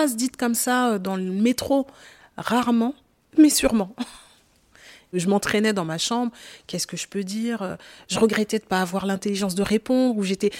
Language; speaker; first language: French; native; French